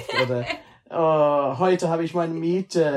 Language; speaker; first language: German; non-native, learner; English